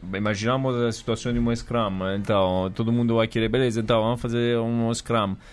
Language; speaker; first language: Portuguese; non-native, fluent; Italian